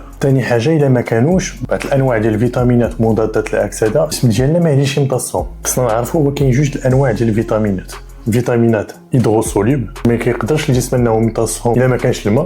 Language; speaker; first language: Arabic; native; Arabic